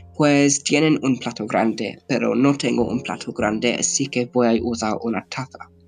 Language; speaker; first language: Spanish; non-native, learner; English